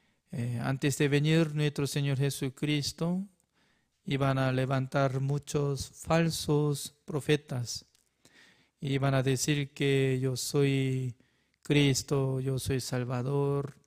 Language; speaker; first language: Spanish; non-native, fluent; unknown